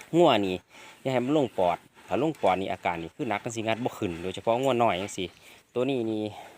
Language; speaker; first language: Thai; native; Thai